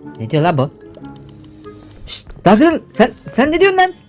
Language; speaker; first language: Turkish; native; Turkish